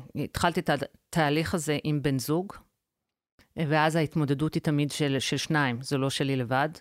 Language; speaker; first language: Hebrew; early bilingual, other home language; English